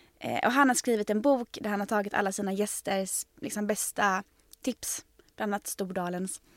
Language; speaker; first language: Swedish; native; Swedish